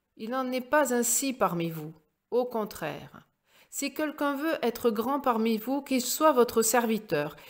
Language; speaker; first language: French; native; French